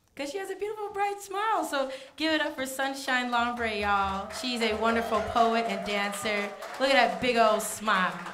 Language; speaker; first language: English; native; English